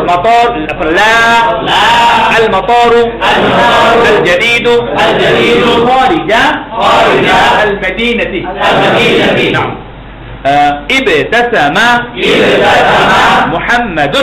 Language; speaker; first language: Arabic; non-native, fluent; Bangla